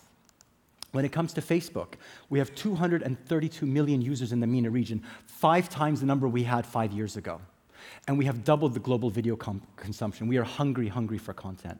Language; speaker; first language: English; native; English